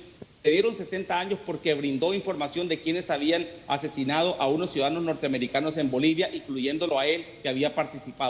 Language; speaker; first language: Spanish; native; Spanish